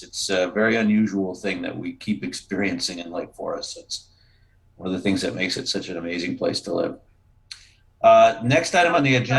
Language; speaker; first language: English; native; English